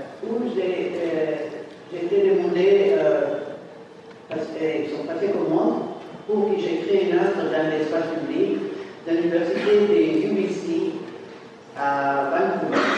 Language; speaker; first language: French; non-native, fluent; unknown